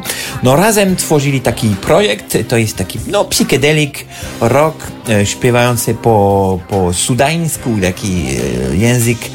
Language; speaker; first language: Polish; non-native, learner; French